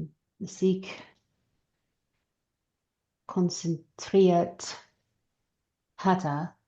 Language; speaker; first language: German; non-native, learner; English